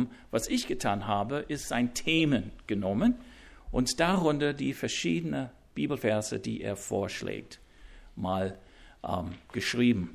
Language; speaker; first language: German; non-native, fluent; English